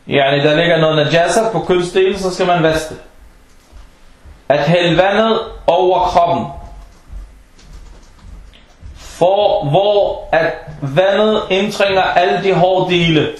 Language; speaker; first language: Danish; non-native, fluent; Arabic